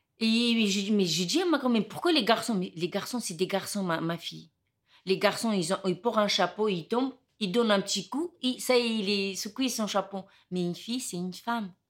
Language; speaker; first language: French; non-native, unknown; Romany